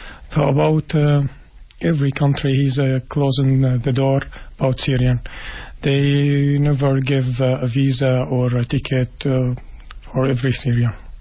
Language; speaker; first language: English; non-native, learner; Arabic